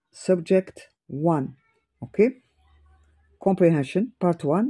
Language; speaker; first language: English; non-native, fluent; Arabic